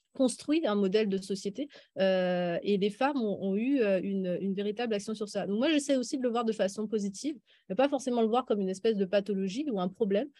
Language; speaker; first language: French; native; French